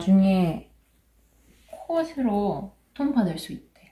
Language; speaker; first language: Korean; non-native, fluent; Russian